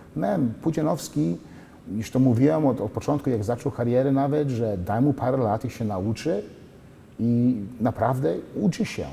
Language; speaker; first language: Polish; native; Polish